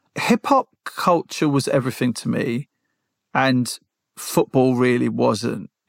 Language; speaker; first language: English; native; English